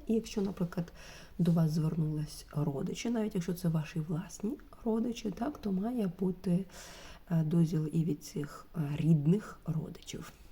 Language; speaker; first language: Ukrainian; non-native, local second language; Russian